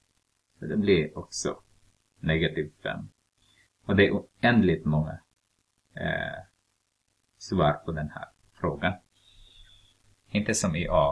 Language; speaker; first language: Swedish; non-native, fluent; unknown